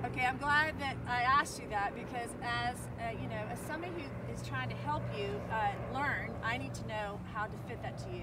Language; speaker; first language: English; native; English